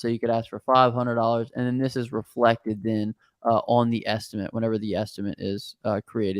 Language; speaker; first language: English; native; English